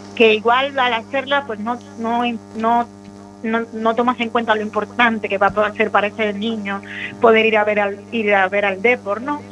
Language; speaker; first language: Spanish; native; Spanish